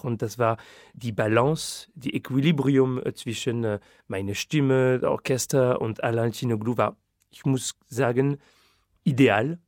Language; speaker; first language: German; non-native, fluent; French